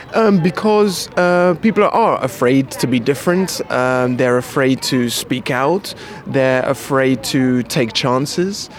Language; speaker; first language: English; native; English